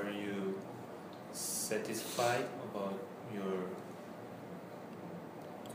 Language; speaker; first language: English; non-native, learner; Korean